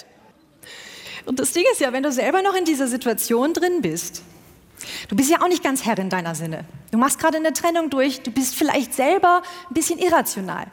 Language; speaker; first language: German; native; German